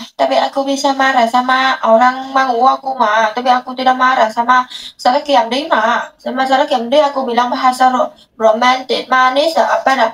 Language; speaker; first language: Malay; non-native, learner; Vietnamese